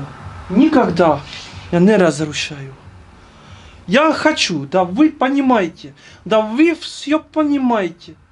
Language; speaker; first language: Russian; non-native, learner; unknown